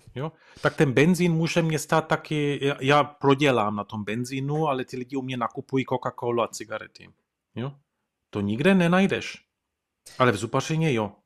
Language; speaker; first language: Czech; early bilingual, heritage; Czech